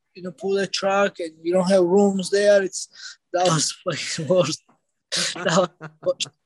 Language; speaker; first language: English; non-native, learner; Georgian